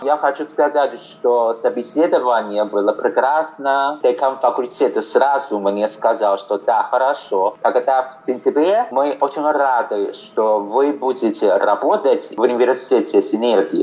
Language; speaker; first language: Russian; non-native, fluent; Chinese